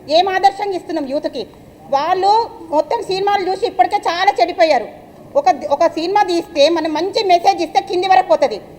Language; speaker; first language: Telugu; native; Telugu